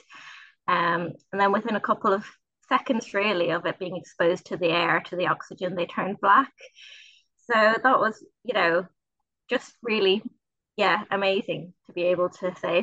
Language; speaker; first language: English; native; English